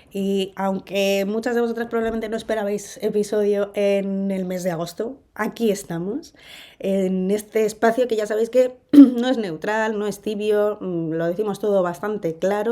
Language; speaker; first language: Spanish; native; Spanish